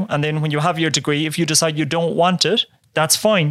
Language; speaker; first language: English; native; English